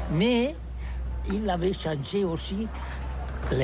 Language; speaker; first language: French; non-native, learner; Catalan